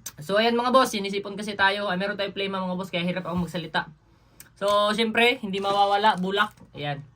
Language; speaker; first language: Filipino; non-native, local second language; Cebuano